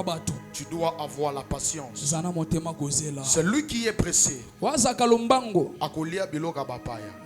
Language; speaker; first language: French; non-native, local second language; Lingala